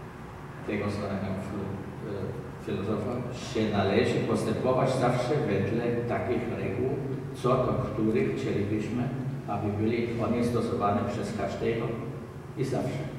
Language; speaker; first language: Polish; non-native, learner; German